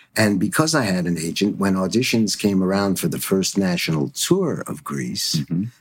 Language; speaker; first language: English; early bilingual, other home language; German